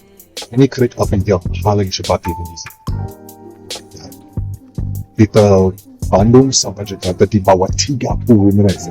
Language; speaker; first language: Indonesian; non-native, learner; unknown